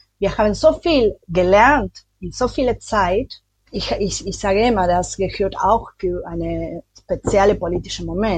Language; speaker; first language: German; non-native, learner; Spanish